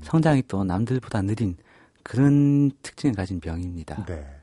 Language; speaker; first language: Korean; native; Korean